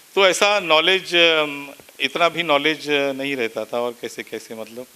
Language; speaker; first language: Hindi; non-native, local second language; Marathi